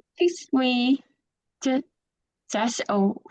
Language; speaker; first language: English; non-native, learner; Vietnamese